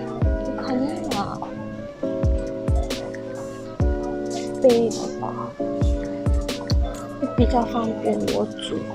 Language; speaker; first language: Chinese; non-native, local second language; English